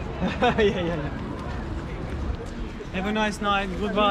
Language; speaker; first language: English; non-native, learner; Japanese